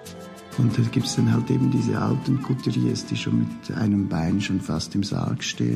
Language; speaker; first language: German; native; German